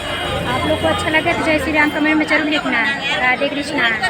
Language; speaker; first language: Hindi; non-native, local second language; Awadhi